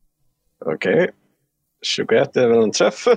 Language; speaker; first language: Swedish; non-native, fluent; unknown